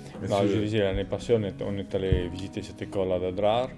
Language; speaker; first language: French; non-native, fluent; Italian